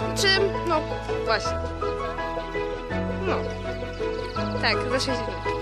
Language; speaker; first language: Polish; native; Polish